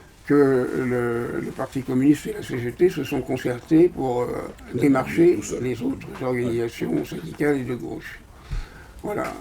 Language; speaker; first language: French; native; French